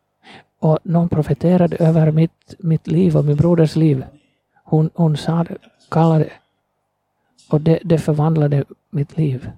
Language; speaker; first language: Swedish; non-native, fluent; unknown